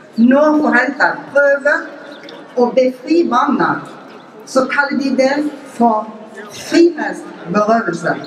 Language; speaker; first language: Norwegian; non-native, fluent; Vietnamese